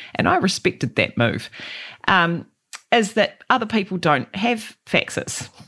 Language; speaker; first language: English; native; English